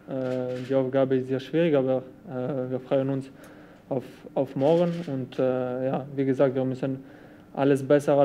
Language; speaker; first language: German; non-native, local second language; French